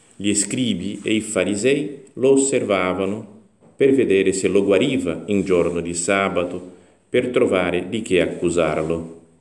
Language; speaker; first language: Italian; non-native, fluent; Portuguese